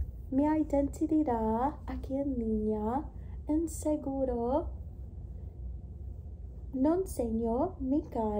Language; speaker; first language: Spanish; non-native, learner; English